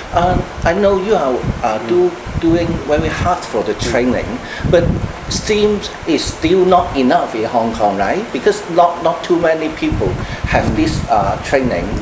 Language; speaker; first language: English; non-native, local second language; Cantonese